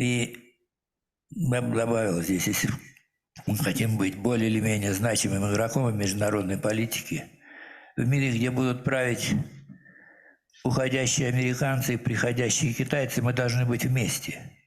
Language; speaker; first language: Russian; native; Russian